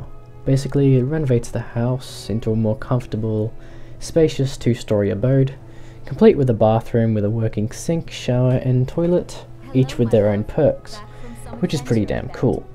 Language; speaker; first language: English; native; English